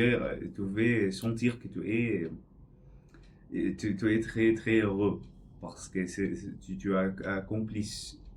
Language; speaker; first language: French; non-native, learner; English